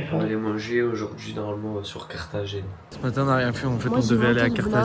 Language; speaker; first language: French; native; French